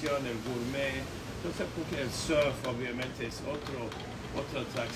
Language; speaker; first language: Spanish; non-native, fluent; English